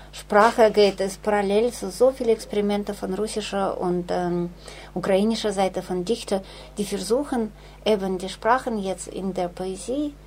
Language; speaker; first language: German; non-native, fluent; Russian